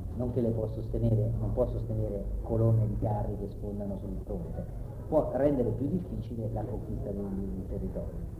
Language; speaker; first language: Italian; native; Italian